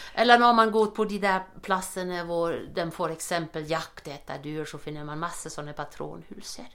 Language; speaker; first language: Norwegian; non-native, fluent; German